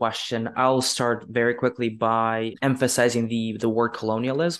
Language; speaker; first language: English; non-native, fluent; Ukrainian